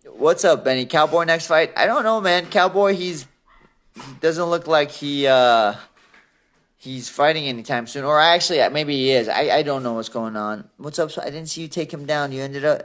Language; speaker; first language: English; early bilingual, other home language; Assyrian Neo-Aramaic